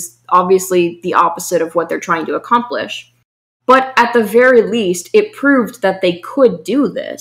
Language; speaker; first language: English; native; English